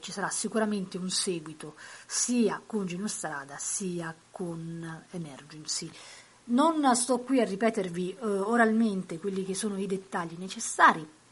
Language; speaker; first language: Italian; native; Italian